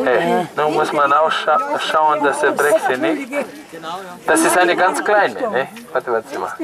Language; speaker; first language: German; non-native, fluent; Croatian